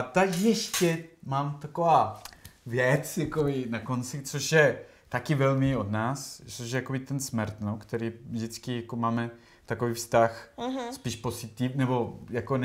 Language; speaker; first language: Czech; non-native, learner; Spanish